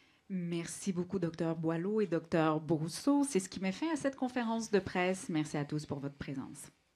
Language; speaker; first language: French; native; French